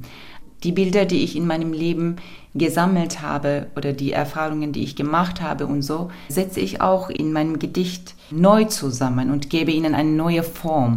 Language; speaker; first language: German; non-native, fluent; Turkish